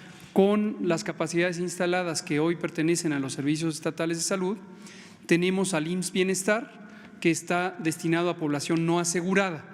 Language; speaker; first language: Spanish; native; Spanish